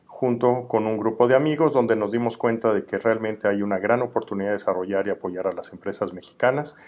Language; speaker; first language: Spanish; native; Spanish